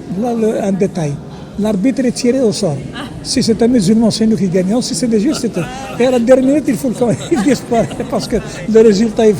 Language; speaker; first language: French; non-native, local second language; Arabic